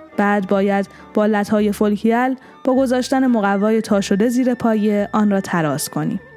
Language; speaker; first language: Persian; non-native, local second language; Armenian